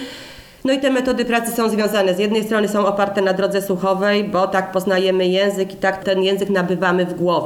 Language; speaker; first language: Polish; native; Polish